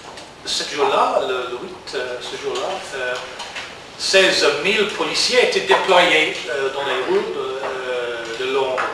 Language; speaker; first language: French; non-native, learner; English